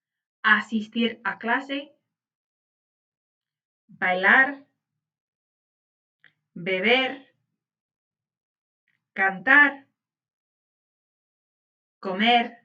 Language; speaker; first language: Spanish; non-native, fluent; English